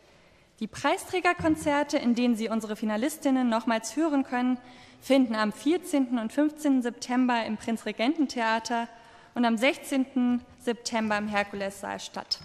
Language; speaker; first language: German; native; German